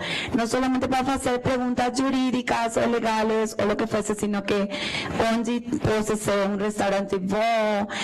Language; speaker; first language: Portuguese; non-native, learner; Spanish